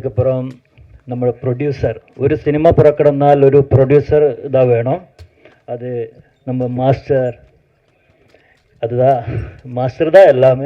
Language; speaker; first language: Tamil; non-native, learner; Malayalam